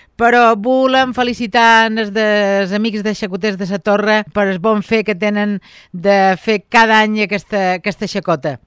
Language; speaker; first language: Catalan; native; Catalan